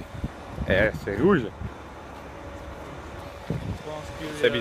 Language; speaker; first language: French; non-native, learner; Dutch